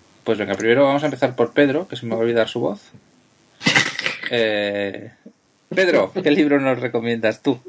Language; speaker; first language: Spanish; native; Spanish